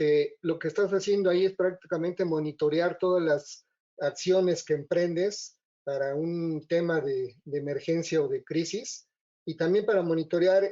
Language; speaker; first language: Spanish; native; Spanish